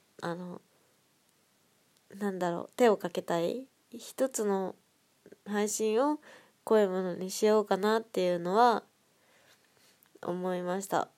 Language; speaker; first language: Japanese; native; Japanese